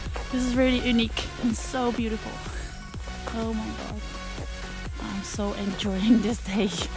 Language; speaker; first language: English; non-native, fluent; Dutch